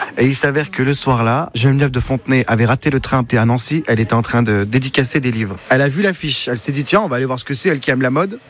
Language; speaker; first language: French; early bilingual, other home language; Arabic